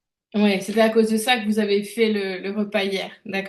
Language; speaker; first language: French; native; French